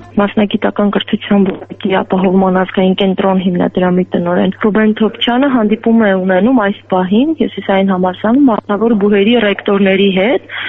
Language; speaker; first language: Armenian; native; Armenian